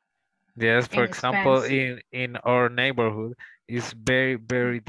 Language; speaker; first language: English; non-native, learner; Spanish